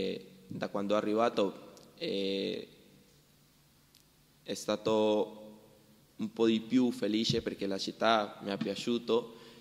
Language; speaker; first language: Italian; non-native, learner; Spanish